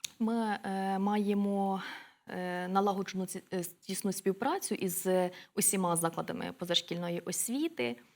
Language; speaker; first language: Ukrainian; native; Ukrainian